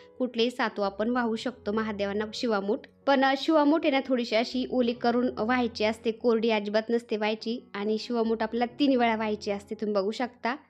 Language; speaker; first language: Marathi; native; Marathi